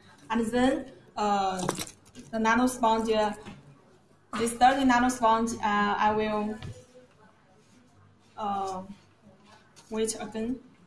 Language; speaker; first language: English; non-native, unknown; Chinese